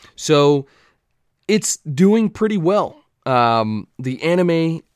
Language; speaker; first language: English; native; English